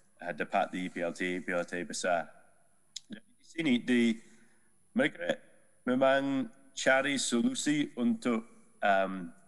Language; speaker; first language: Indonesian; non-native, learner; Dutch